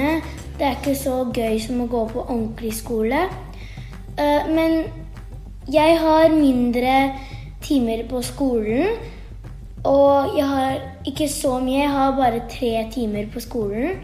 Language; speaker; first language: Norwegian; early bilingual, heritage; Norwegian